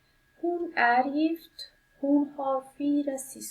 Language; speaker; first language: Swedish; non-native, learner; Persian